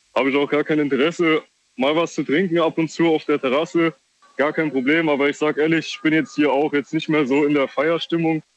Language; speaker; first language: German; native; German